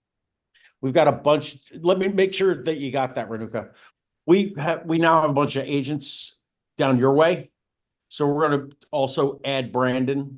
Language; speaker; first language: English; native; English